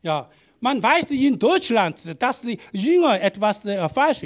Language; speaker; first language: German; non-native, learner; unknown